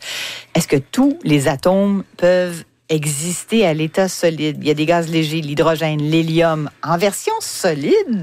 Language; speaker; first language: French; native; French